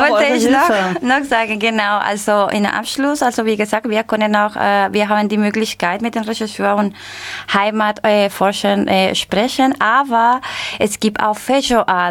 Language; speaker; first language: German; non-native, learner; Spanish